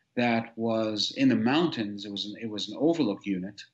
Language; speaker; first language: English; native; English